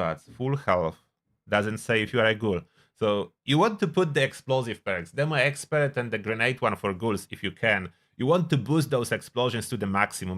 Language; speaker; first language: English; non-native, fluent; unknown